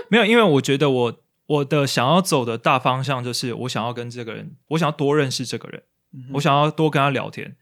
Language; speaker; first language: Chinese; native; Chinese